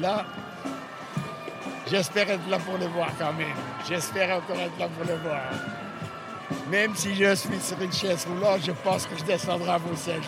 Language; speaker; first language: French; early bilingual, other home language; Spanish